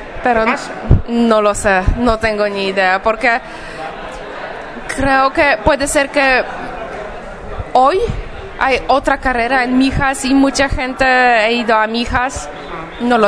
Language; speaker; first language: Spanish; non-native, fluent; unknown